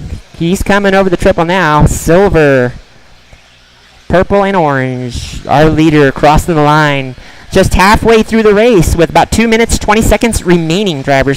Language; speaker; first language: English; native; English